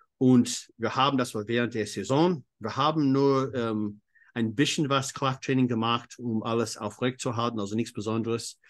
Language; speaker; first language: German; non-native, fluent; English